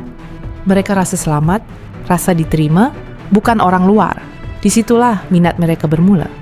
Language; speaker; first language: Malay; native; Malay